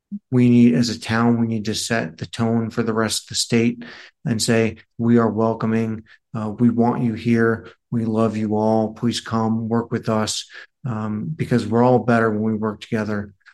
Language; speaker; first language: English; native; English